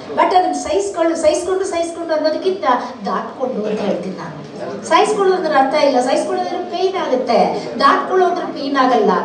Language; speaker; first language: Kannada; non-native, local second language; Telugu